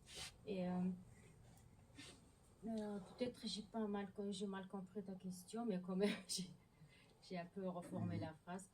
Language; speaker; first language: French; non-native, learner; Mongolian